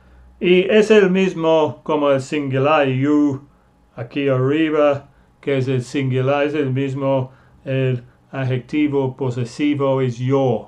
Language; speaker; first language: Spanish; non-native, fluent; English